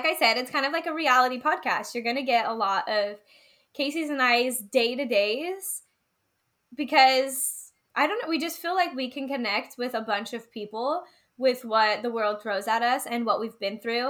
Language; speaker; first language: English; native; English